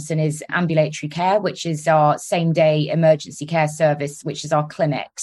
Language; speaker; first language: English; native; English